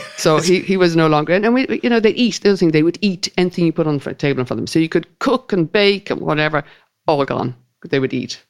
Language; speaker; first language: English; native; English